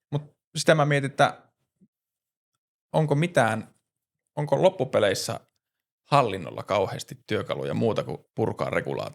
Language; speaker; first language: Finnish; native; Finnish